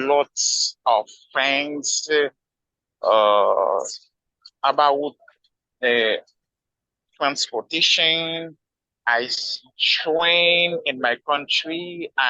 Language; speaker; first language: English; non-native, learner; Haitian Creole